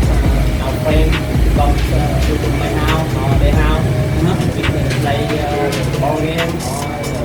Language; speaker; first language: English; non-native, learner; Vietnamese